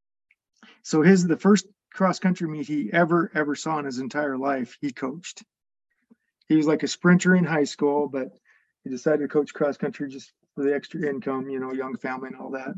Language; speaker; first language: English; native; English